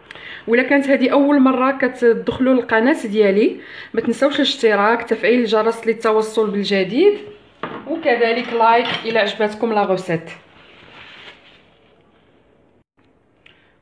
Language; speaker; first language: Arabic; native; Arabic